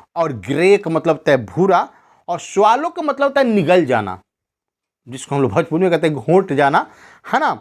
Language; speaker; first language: Hindi; non-native, local second language; Bhojpuri